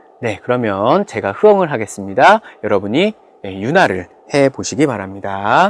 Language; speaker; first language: Korean; native; Korean